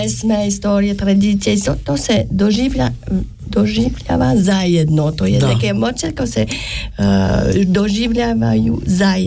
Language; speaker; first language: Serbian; non-native, fluent; German